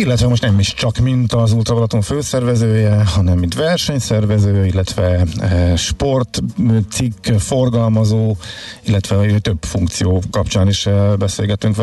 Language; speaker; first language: Hungarian; native; Hungarian